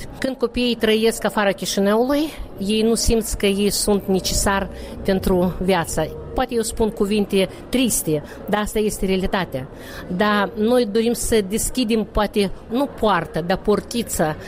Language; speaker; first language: Romanian; non-native, local second language; Russian